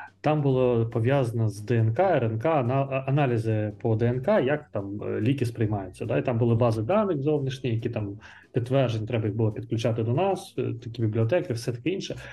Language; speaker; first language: Ukrainian; native; Ukrainian